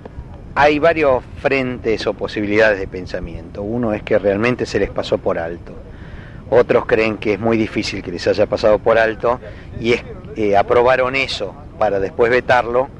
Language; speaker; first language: Spanish; native; Spanish